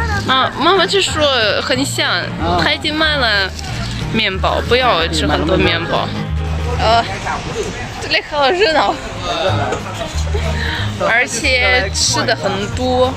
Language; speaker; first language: Chinese; non-native, learner; Russian